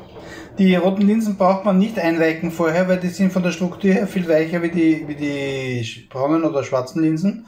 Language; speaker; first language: German; native; German